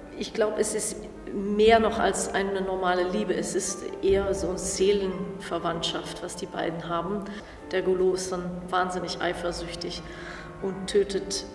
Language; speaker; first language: German; non-native, fluent; Dutch